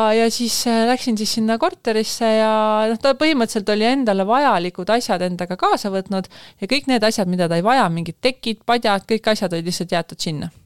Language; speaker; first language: Estonian; native; Estonian